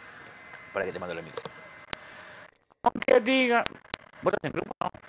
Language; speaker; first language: Spanish; native; Spanish